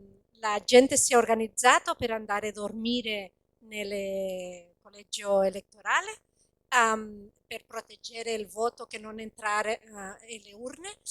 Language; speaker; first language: Italian; non-native, fluent; Catalan